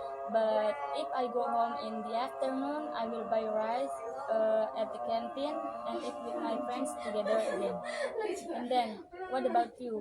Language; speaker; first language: English; non-native, learner; Indonesian